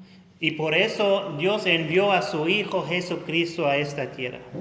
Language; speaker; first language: Spanish; non-native, fluent; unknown